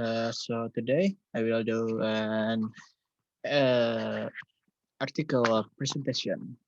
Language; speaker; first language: English; non-native, learner; Indonesian